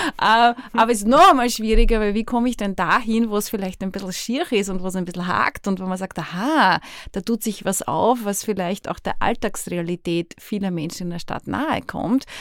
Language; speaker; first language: German; native; German